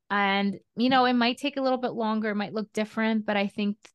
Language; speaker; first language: English; early bilingual, other home language; Russian